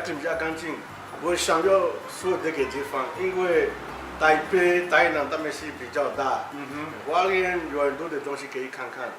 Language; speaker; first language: Chinese; non-native, learner; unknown